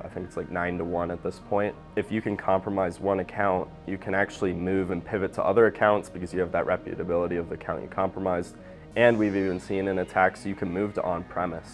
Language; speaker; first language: English; native; English